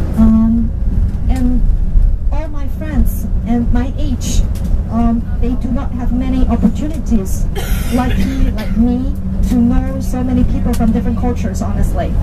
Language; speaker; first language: English; non-native, learner; Chinese